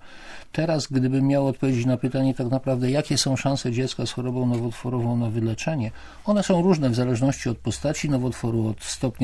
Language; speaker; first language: Polish; native; Polish